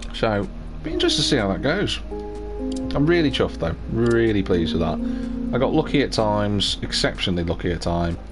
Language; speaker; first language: English; native; English